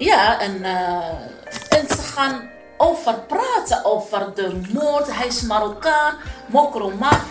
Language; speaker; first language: Dutch; non-native, learner; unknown